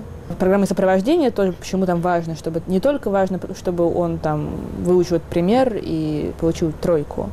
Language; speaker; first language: Russian; native; Russian